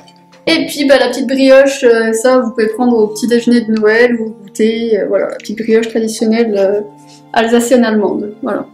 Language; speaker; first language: French; native; French